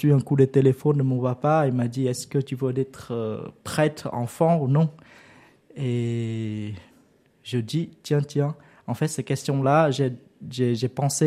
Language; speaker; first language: French; non-native, fluent; Vietnamese